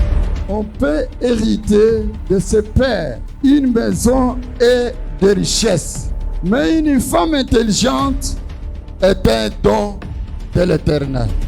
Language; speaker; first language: French; non-native, local second language; Lingala